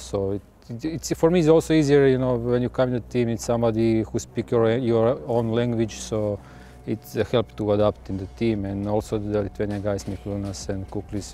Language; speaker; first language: English; non-native, fluent; Croatian